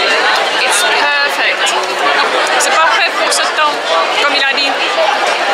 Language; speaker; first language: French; non-native, fluent; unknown